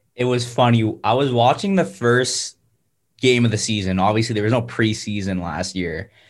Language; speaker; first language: English; native; English